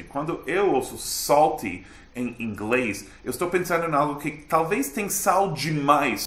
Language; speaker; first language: Portuguese; non-native, fluent; English